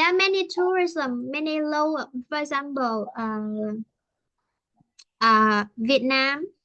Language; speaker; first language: English; non-native, fluent; Vietnamese